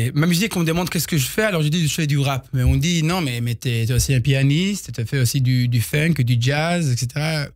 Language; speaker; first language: French; early bilingual, heritage; Hebrew